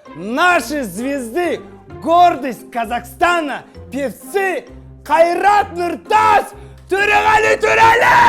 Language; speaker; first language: Russian; non-native, local second language; Kazakh